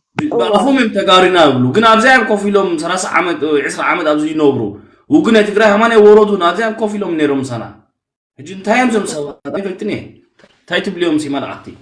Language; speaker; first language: Tigrinya; early bilingual, heritage; Tigrinya